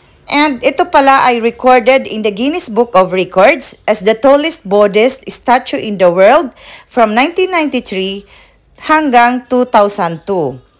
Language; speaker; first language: English; non-native, local second language; Filipino